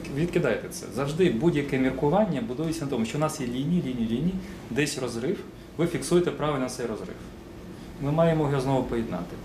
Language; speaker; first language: Ukrainian; non-native, local second language; Russian